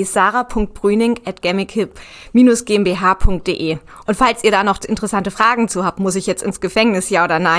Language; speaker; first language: German; native; German